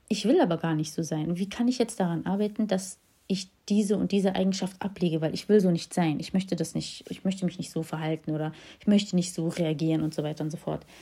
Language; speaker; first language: German; early bilingual, other home language; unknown